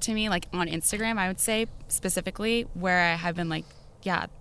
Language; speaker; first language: English; native; English